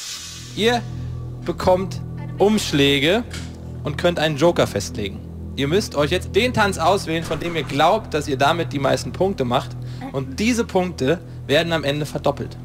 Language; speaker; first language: German; native; German